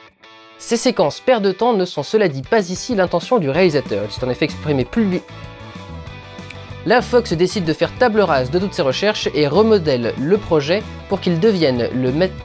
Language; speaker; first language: French; native; French